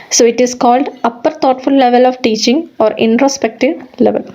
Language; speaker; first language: English; non-native, local second language; Malayalam